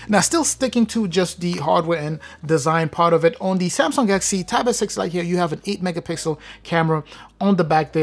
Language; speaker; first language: English; native; English